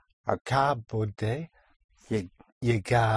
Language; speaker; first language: Spanish; non-native, learner; English